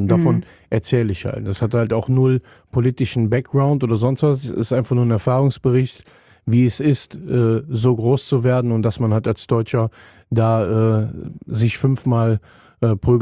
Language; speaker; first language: German; native; German